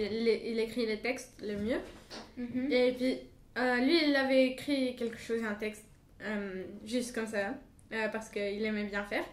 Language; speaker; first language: French; non-native, fluent; Bulgarian